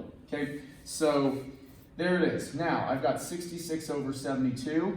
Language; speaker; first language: English; native; English